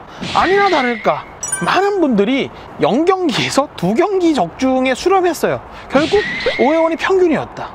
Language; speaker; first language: Korean; native; Korean